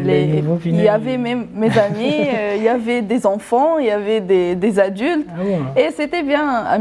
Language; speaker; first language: French; non-native, local second language; Arabic